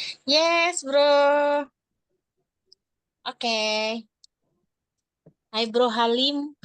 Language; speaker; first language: English; non-native, learner; Indonesian